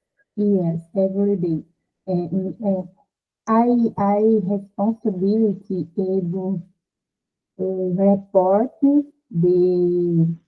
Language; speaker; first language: English; non-native, learner; Portuguese